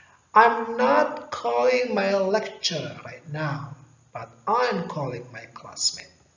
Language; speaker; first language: English; non-native, fluent; Indonesian